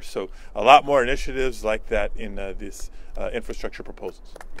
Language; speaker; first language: English; early bilingual, other home language; Spanish